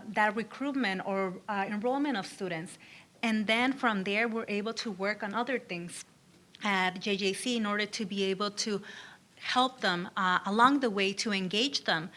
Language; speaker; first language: English; early bilingual, other home language; Spanish